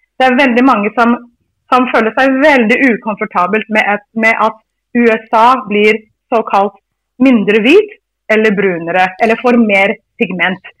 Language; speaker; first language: Norwegian; non-native, fluent; English